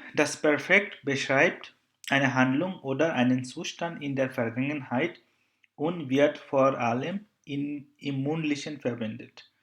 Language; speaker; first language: German; non-native, fluent; Bangla